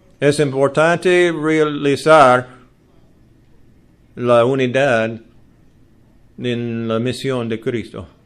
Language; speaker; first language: Spanish; non-native, learner; English